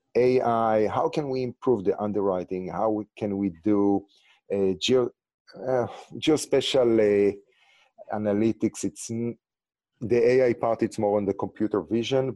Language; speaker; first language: English; non-native, fluent; Hebrew